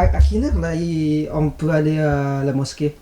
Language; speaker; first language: French; non-native, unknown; Indonesian